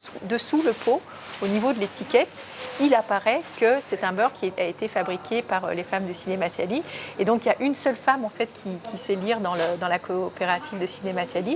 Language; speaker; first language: French; native; French